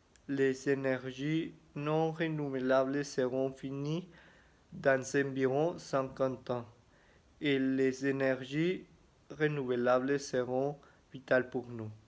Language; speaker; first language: French; non-native, learner; Spanish